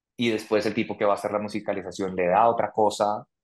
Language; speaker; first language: Spanish; native; Spanish